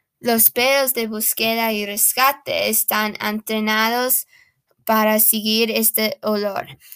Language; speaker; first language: Spanish; non-native, learner; English